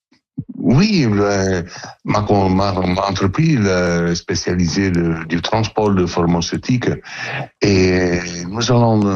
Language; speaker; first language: French; non-native, learner; Italian